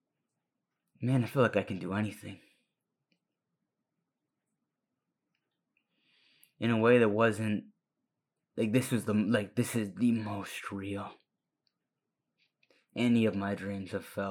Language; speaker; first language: English; early bilingual, other home language; Spanish